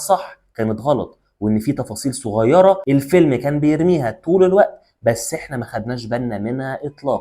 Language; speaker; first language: Arabic; native; Arabic